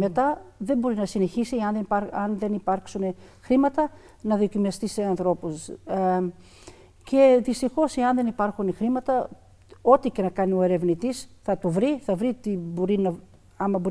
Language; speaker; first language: Greek; early bilingual, other home language; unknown